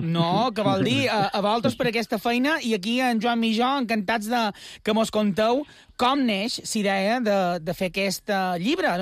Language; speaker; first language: Catalan; native; Catalan